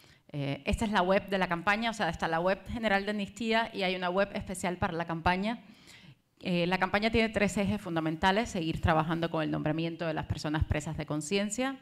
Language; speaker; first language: Spanish; native; Spanish